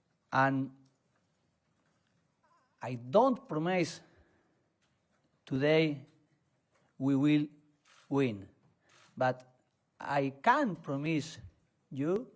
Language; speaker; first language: English; non-native, learner; Spanish